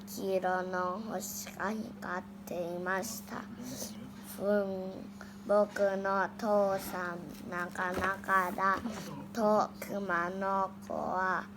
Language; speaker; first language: Japanese; non-native, learner; Thai